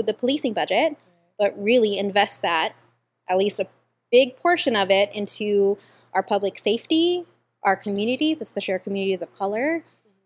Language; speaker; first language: English; native; English